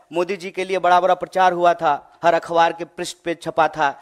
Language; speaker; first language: Hindi; native; Hindi